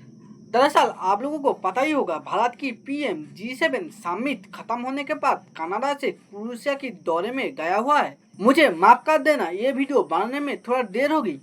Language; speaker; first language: Hindi; native; Hindi